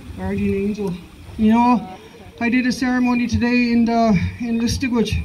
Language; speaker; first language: English; native; English